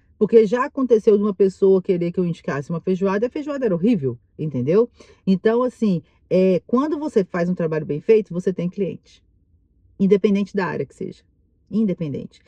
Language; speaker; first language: Portuguese; native; Portuguese